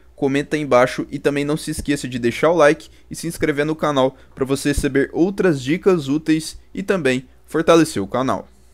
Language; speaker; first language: Portuguese; native; Portuguese